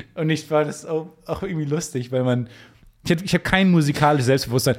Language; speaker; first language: German; native; German